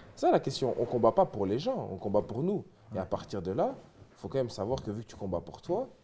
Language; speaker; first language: French; native; French